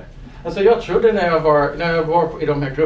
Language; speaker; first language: Swedish; non-native, fluent; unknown